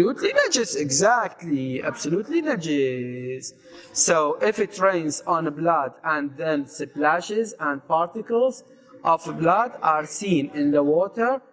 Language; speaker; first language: English; non-native, fluent; Arabic